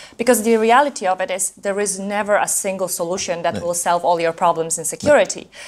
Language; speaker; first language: Dutch; non-native, learner; Polish